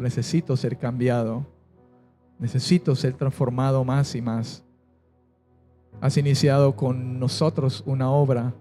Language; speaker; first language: Spanish; native; Spanish